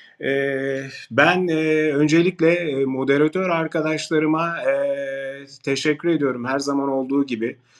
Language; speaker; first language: Turkish; native; Turkish